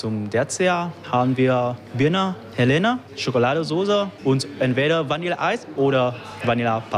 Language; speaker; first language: German; non-native, learner; Vietnamese